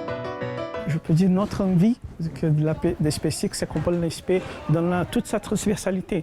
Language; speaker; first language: French; native; French